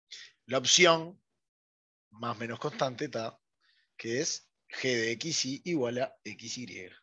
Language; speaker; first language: Spanish; native; Spanish